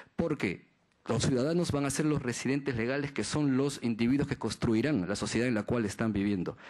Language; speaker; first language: Spanish; native; Spanish